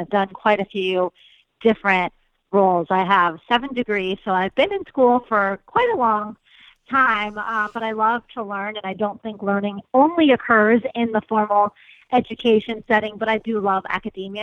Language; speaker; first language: English; native; English